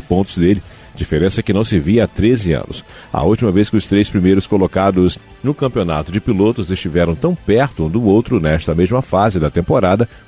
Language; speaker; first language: Portuguese; native; Portuguese